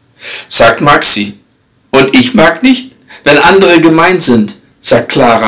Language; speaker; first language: German; native; German